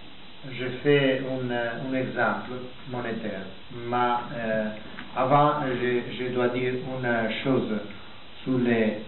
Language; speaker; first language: French; non-native, fluent; Italian